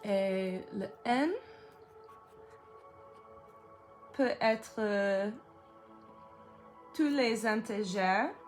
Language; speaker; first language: French; non-native, learner; English